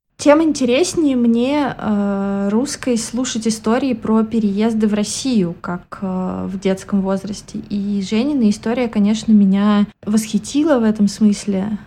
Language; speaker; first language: Russian; native; Russian